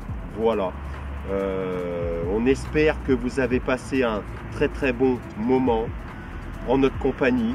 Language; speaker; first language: French; native; French